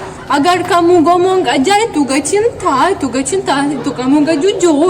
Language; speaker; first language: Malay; non-native, learner; Russian